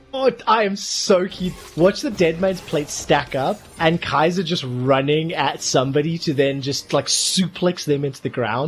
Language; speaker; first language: English; native; English